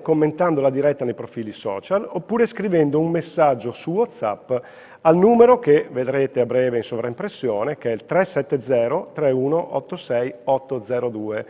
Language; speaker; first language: Italian; native; Italian